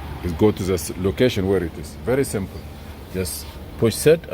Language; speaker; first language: English; non-native, fluent; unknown